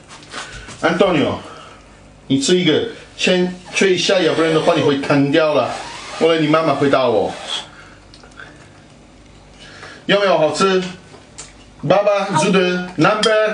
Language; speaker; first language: Chinese; non-native, fluent; Italian